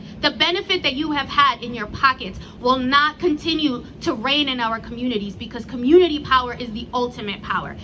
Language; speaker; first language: English; early bilingual, other home language; Spanish